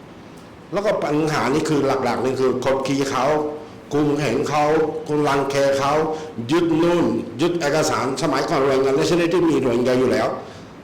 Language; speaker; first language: Thai; early bilingual, other home language; Rohingya